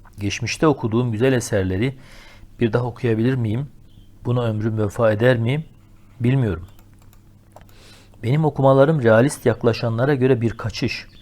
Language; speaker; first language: Turkish; native; Turkish